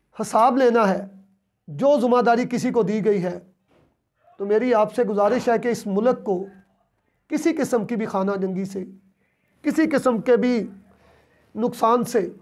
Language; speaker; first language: Urdu; non-native, local second language; Punjabi